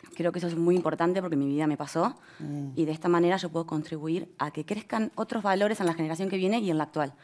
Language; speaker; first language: Spanish; native; Spanish